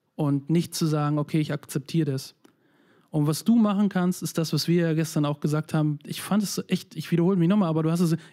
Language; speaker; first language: German; native; German